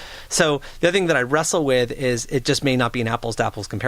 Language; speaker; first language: English; native; English